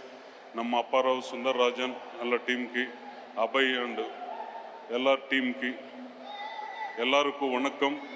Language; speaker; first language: Tamil; non-native, learner; Telugu